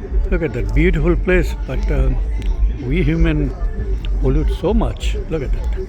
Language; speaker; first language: English; non-native, local second language; Bangla